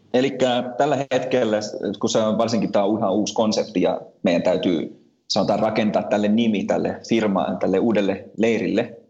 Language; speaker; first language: Finnish; early bilingual, heritage; Finnish